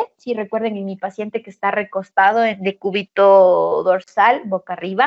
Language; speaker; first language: Spanish; native; Spanish